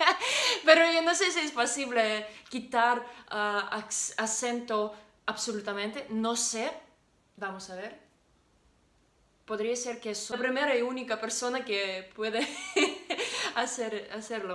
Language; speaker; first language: Spanish; non-native, learner; Russian